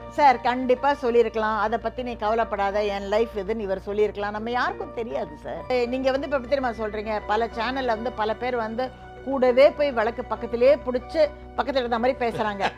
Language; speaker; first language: Tamil; native; Tamil